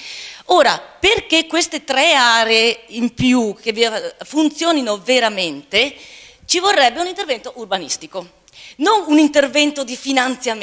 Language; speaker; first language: Italian; native; Italian